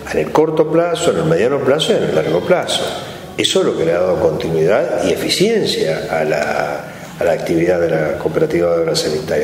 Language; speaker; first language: Spanish; native; Spanish